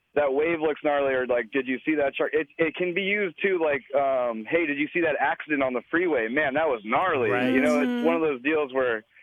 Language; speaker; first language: English; native; English